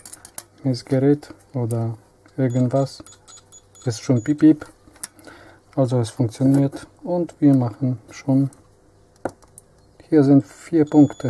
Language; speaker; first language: German; non-native, learner; Polish